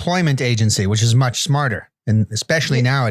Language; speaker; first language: English; native; English